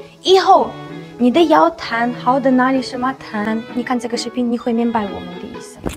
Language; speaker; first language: Chinese; non-native, learner; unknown